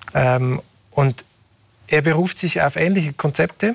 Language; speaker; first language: German; native; German